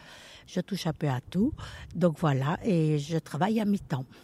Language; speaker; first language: French; early bilingual, other home language; Italian